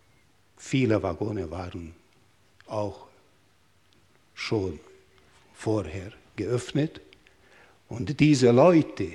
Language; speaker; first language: German; non-native, fluent; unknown